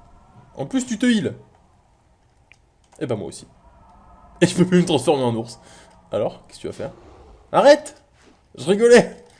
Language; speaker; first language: French; native; French